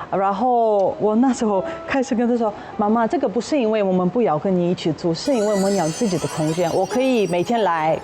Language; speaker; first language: Chinese; non-native, fluent; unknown